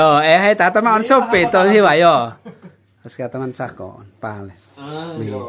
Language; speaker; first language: Finnish; non-native, learner; Vietnamese